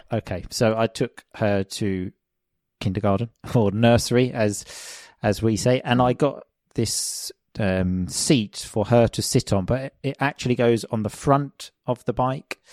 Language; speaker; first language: English; native; English